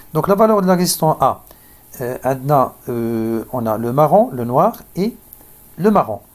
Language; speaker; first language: French; non-native, local second language; Arabic